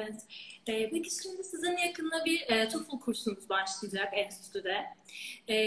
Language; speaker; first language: Turkish; native; Turkish